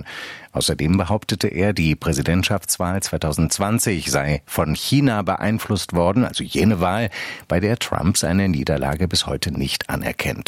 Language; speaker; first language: German; native; German